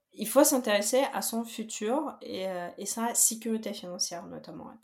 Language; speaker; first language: French; non-native, fluent; Russian